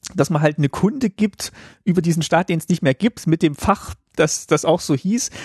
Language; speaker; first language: German; native; German